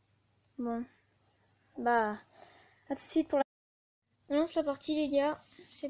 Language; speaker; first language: French; native; French